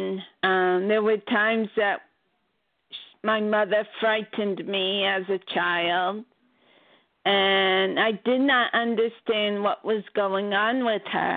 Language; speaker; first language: English; native; English